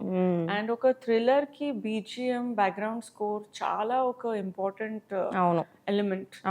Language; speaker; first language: Telugu; non-native, local second language; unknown